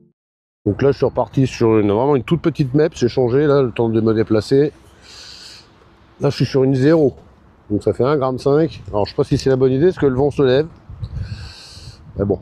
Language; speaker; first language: French; native; French